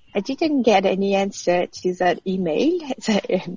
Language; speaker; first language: English; non-native, fluent; French